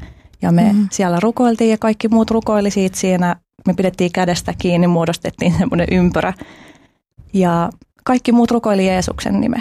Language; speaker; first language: Finnish; early bilingual, other home language; Albanian